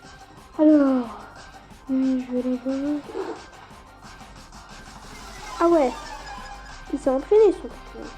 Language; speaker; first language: French; native; French